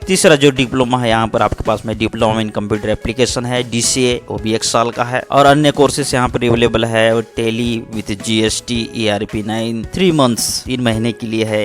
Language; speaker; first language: Hindi; native; Hindi